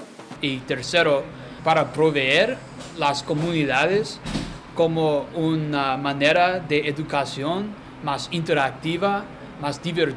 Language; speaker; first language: Spanish; non-native, fluent; English